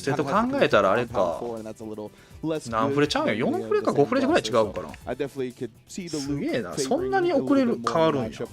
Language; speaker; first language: Japanese; native; Japanese